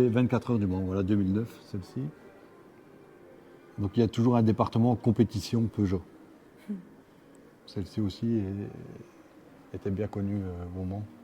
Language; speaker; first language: French; native; French